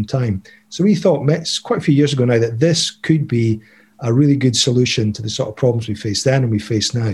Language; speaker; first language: English; native; English